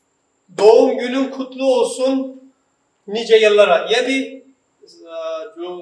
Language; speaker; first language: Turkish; non-native, fluent; Urdu